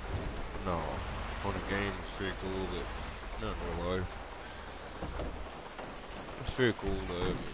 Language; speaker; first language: English; native; English